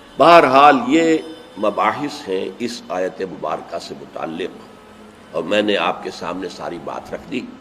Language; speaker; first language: Urdu; native; Urdu